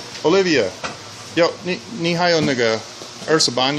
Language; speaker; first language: Chinese; non-native, fluent; English